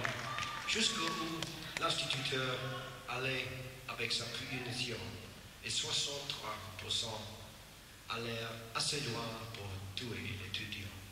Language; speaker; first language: French; non-native, learner; English